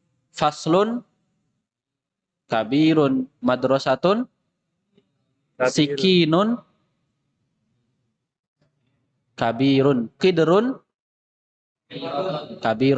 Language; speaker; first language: Arabic; non-native, fluent; Indonesian